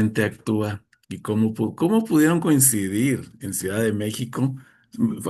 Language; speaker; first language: Spanish; native; Spanish